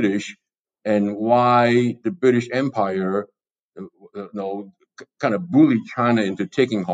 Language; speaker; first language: English; non-native, local second language; Cantonese